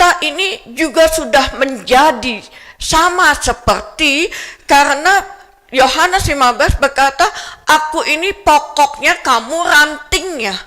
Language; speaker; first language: Indonesian; native; Indonesian